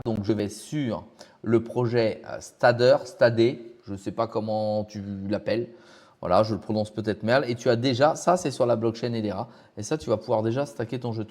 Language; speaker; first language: French; native; French